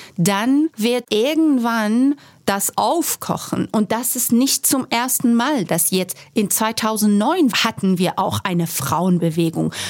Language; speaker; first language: German; non-native, fluent; Persian